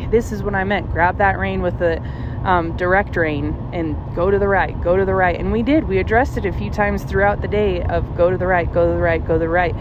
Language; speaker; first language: English; native; English